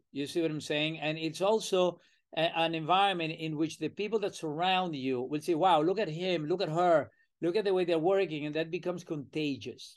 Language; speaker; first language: English; non-native, fluent; Spanish